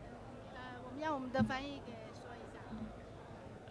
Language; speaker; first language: Chinese; native; Chinese